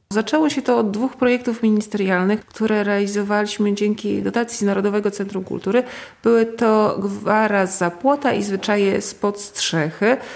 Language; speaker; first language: Polish; native; Polish